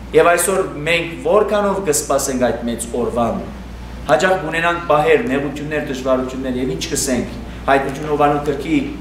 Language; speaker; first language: Armenian; early bilingual, heritage; Armenian